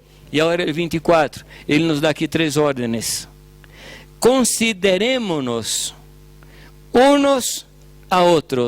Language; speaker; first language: Spanish; non-native, fluent; Portuguese